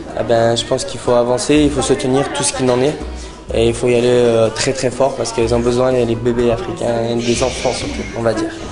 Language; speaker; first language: French; non-native, learner; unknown